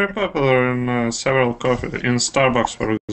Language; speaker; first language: English; non-native, fluent; Russian